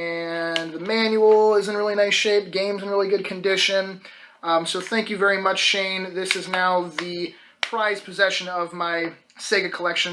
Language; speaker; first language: English; native; English